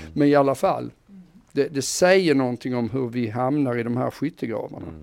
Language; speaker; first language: Swedish; native; Swedish